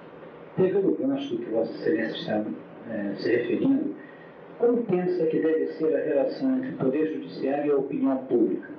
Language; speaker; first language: Portuguese; native; Portuguese